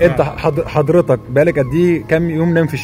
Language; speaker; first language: Arabic; native; Arabic